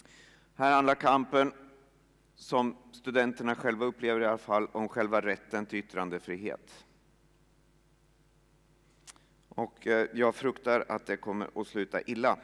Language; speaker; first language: Swedish; native; Swedish